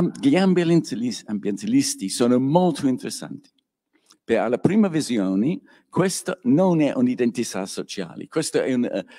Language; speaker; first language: Italian; non-native, learner; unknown